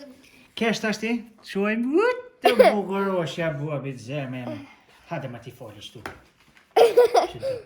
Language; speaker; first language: Albanian; native; Albanian